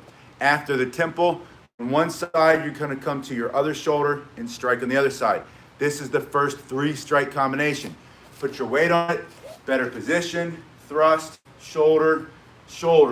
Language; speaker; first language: English; native; English